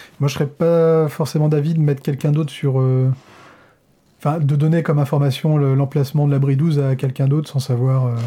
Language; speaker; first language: French; native; French